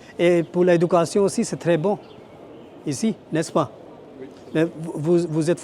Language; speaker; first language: French; non-native, learner; Hindi